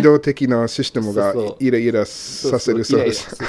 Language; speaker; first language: Japanese; non-native, learner; English